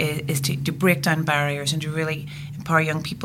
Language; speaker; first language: English; native; English